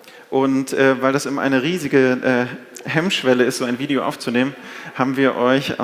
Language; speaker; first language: German; native; German